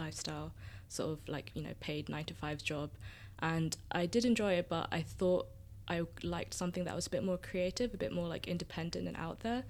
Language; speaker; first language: English; native; English